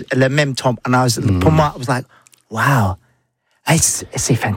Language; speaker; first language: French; non-native, learner; English